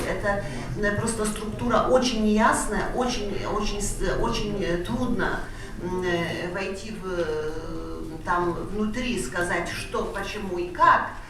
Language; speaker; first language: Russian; non-native, fluent; Polish